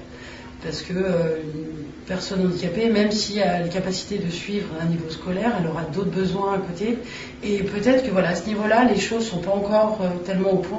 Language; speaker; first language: French; native; French